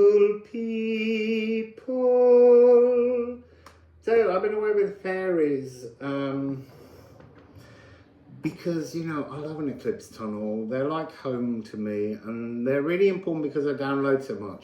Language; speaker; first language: English; native; English